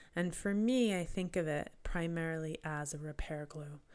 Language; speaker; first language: English; native; English